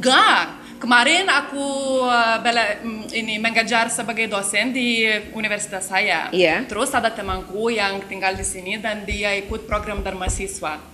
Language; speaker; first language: Indonesian; non-native, learner; Lithuanian